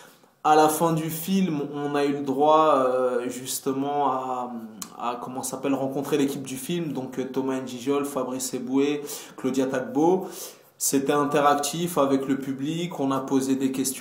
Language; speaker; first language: French; native; French